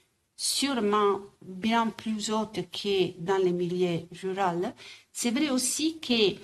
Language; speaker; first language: French; non-native, fluent; Italian